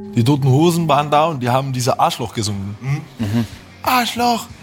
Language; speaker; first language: German; non-native, fluent; Arabic